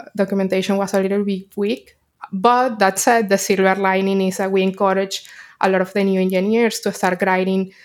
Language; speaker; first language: English; non-native, fluent; Spanish